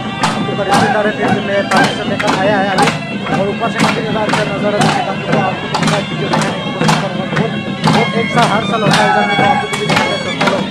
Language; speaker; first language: Hindi; non-native, local second language; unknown